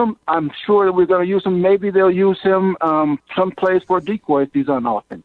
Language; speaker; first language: English; native; English